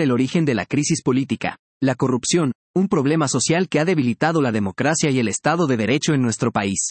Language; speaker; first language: Spanish; native; Spanish